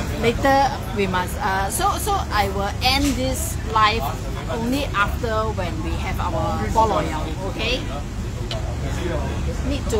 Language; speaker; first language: English; non-native, local second language; Cantonese